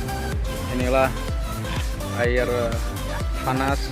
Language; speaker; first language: Indonesian; non-native, local second language; Sundanese